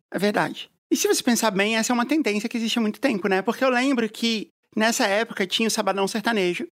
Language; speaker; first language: Portuguese; native; Portuguese